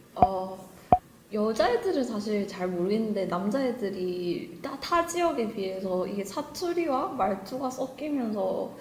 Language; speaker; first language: Korean; native; Korean